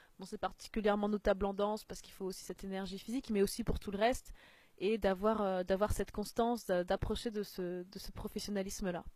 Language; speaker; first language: French; native; French